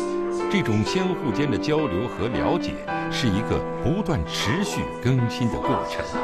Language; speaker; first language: Chinese; native; Chinese